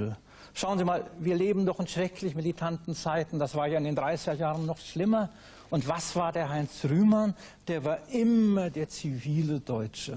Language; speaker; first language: German; native; German